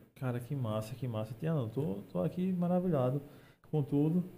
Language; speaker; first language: Portuguese; native; Portuguese